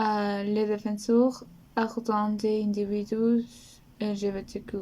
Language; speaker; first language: French; non-native, learner; Spanish